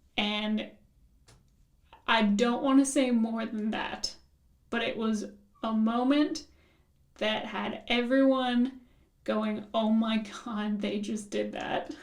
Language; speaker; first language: English; native; English